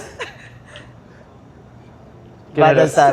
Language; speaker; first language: Spanish; native; Spanish